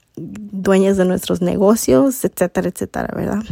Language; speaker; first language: Spanish; early bilingual, heritage; Spanish